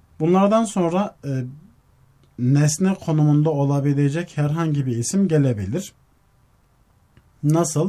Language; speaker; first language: Turkish; native; Turkish